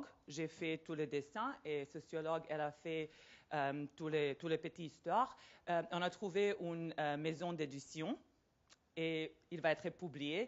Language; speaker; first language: French; non-native, fluent; Serbian